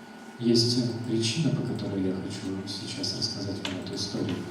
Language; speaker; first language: Russian; native; Russian